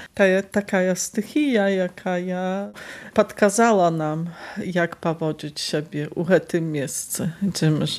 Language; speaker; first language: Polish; non-native, local second language; Belarusian